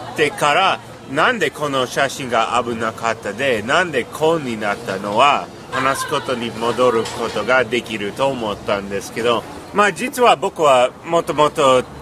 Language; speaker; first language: Japanese; non-native, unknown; English